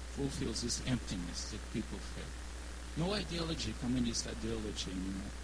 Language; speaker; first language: English; non-native, learner; Ukrainian